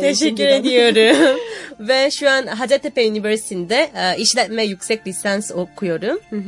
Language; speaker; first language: Turkish; non-native, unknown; Korean